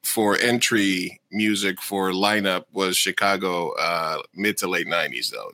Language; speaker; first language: English; native; English